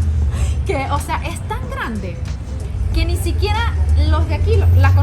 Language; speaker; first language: Spanish; native; Spanish